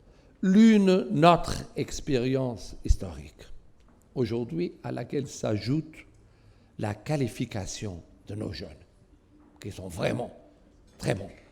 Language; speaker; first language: French; non-native, fluent; Portuguese